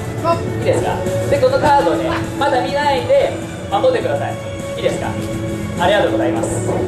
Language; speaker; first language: Japanese; non-native, fluent; Chinese